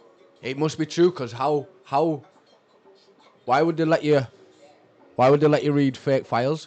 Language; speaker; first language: English; native; English